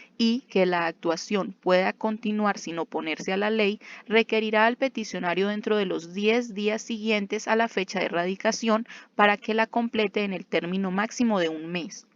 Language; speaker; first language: Spanish; native; Spanish